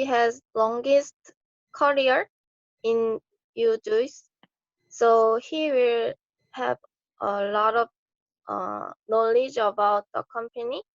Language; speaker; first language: English; non-native, learner; Korean